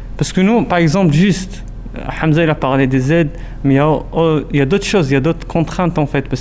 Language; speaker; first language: French; non-native, local second language; Arabic